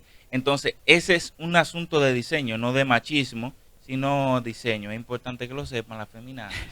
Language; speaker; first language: Spanish; native; Spanish